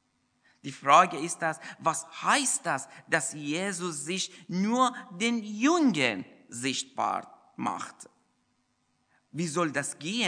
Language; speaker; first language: German; non-native, fluent; Persian